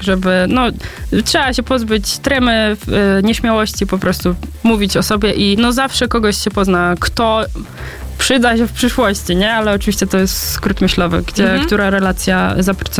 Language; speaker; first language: Polish; native; Polish